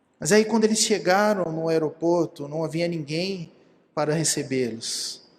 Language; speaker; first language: Portuguese; native; Portuguese